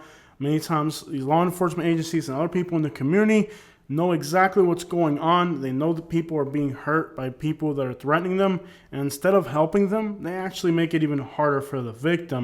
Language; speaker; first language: English; native; English